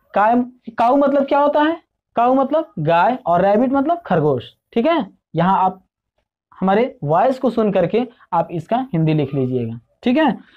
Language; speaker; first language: Hindi; native; Hindi